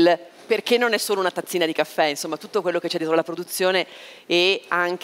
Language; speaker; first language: Italian; native; Italian